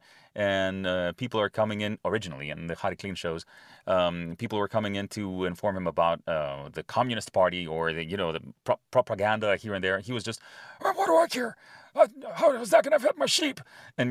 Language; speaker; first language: English; non-native, fluent; Greek